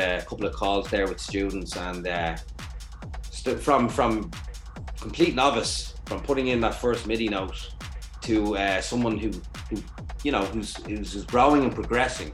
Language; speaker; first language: English; native; English